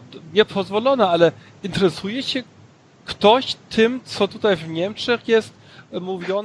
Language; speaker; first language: Polish; early bilingual, other home language; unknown